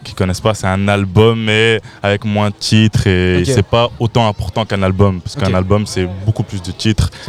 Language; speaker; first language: French; native; French